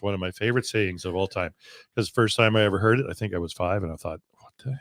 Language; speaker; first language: English; native; English